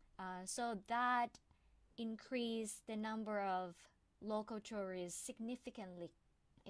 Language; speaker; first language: English; non-native, fluent; Thai